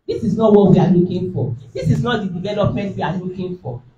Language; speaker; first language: English; non-native, local second language; Yoruba